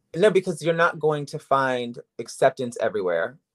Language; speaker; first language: English; native; English